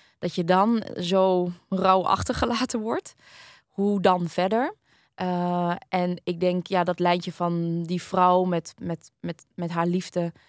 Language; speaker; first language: Dutch; early bilingual, other home language; Vietnamese